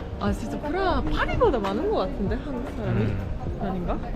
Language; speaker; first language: Korean; non-native, fluent; Japanese